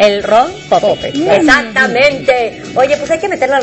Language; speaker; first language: Spanish; native; Spanish